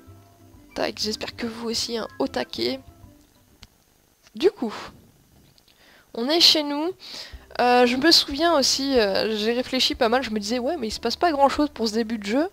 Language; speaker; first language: French; native; French